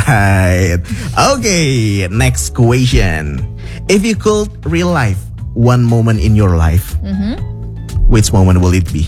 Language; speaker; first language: English; non-native, fluent; Indonesian